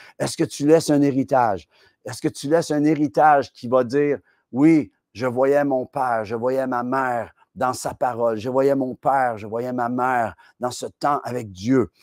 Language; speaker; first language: French; native; French